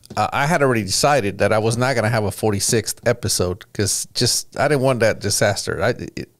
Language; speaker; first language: English; early bilingual, other home language; Spanish